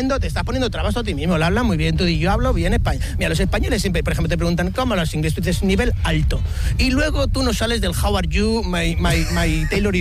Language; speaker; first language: Spanish; native; Spanish